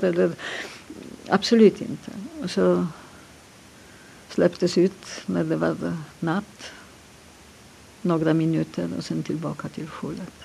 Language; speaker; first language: Swedish; non-native, fluent; Polish